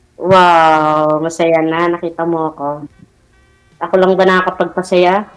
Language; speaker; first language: Filipino; non-native, local second language; Bikol